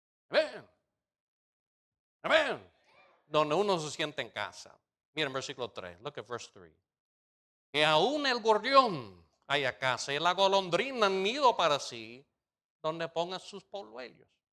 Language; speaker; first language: Spanish; non-native, fluent; English